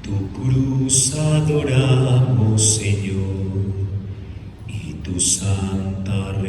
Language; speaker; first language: Spanish; native; Spanish